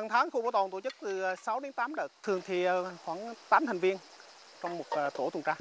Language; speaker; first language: Vietnamese; native; Vietnamese